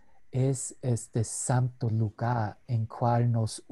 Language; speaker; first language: Spanish; non-native, fluent; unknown